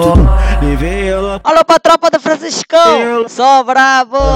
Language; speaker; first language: Portuguese; native; Portuguese